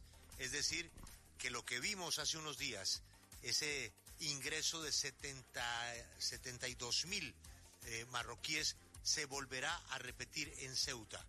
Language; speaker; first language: Spanish; native; Spanish